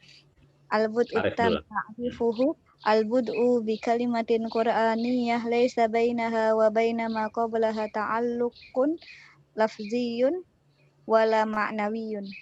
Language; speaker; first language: Arabic; non-native, learner; Indonesian